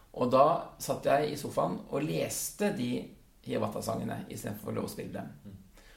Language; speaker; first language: Norwegian; early bilingual, other home language; Dutch